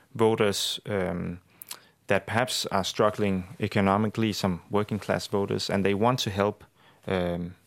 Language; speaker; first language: English; non-native, fluent; Danish